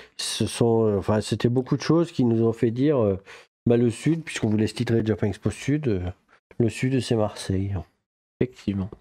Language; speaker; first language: French; native; French